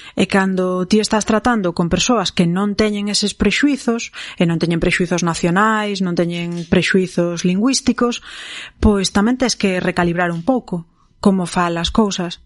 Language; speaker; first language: Galician; non-native, local second language; Spanish